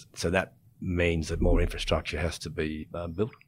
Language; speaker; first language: English; native; English